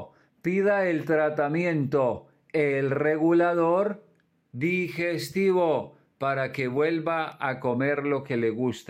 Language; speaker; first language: Spanish; native; Spanish